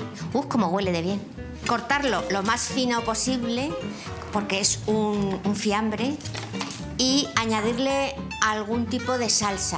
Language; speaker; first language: Spanish; native; Spanish